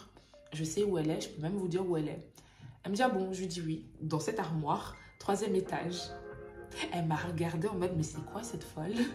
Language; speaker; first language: French; native; French